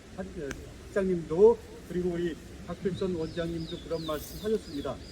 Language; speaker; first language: Korean; native; Korean